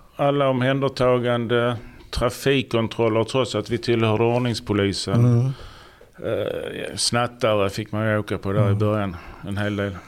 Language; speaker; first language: Swedish; native; Swedish